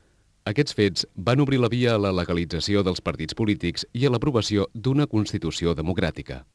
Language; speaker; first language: Catalan; native; Catalan